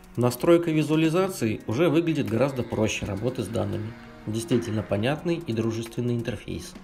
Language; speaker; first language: Russian; native; Russian